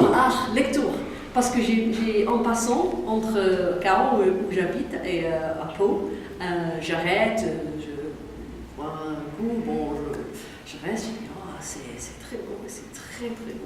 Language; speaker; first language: French; non-native, learner; English